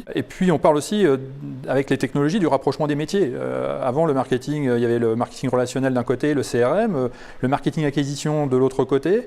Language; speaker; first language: French; native; French